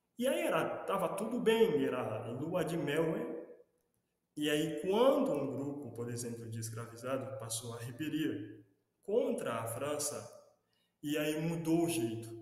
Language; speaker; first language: Portuguese; non-native, fluent; Haitian Creole